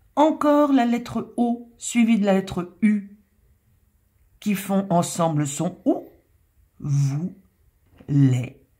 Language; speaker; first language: French; native; French